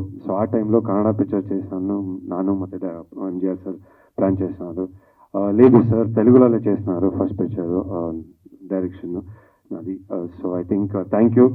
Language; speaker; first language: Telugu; non-native, learner; Kannada